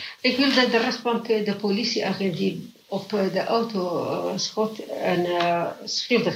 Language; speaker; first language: Dutch; non-native, learner; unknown